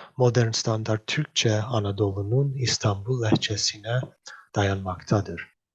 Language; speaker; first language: Turkish; non-native, learner; English